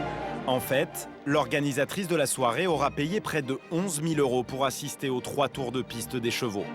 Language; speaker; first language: French; native; French